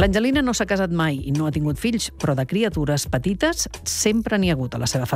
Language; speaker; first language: Catalan; native; Catalan